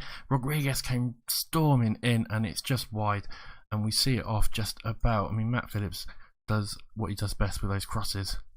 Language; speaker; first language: English; native; English